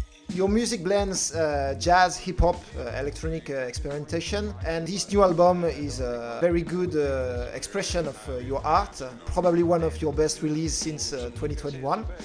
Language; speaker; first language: English; non-native, fluent; French